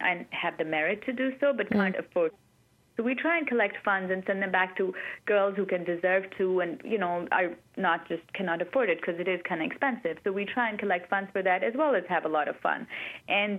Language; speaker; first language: English; non-native, local second language; Urdu